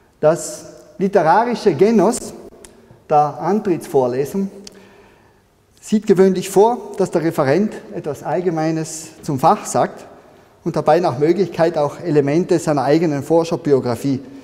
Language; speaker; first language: German; native; German